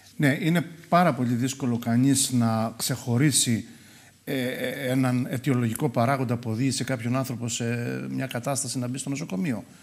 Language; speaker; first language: Greek; native; Greek